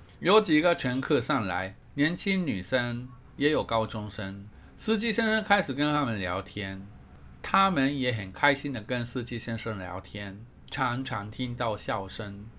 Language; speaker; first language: Chinese; non-native, fluent; Japanese